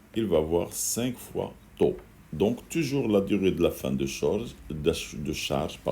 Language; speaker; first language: French; non-native, local second language; Arabic